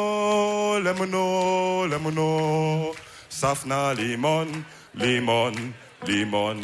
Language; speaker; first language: German; early bilingual, other home language; Wolof